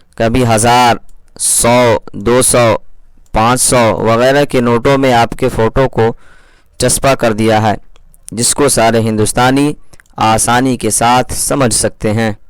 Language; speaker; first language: Urdu; native; Urdu